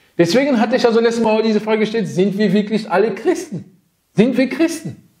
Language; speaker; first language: German; non-native, fluent; French